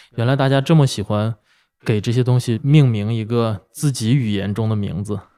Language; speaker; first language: Chinese; native; Chinese